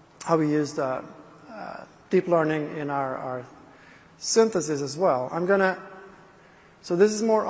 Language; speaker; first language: English; non-native, fluent; Swedish